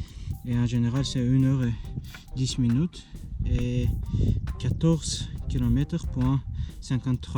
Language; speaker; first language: French; non-native, learner; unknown